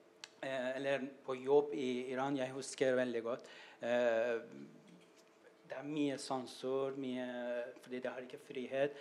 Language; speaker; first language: Norwegian; non-native, learner; Persian